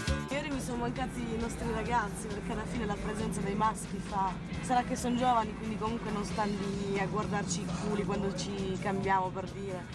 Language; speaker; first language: Italian; non-native, fluent; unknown